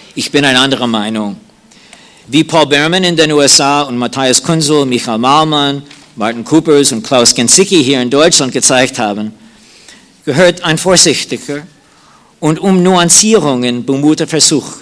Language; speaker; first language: German; non-native, fluent; English